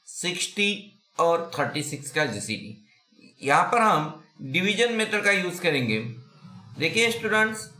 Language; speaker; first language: Hindi; non-native, local second language; Marathi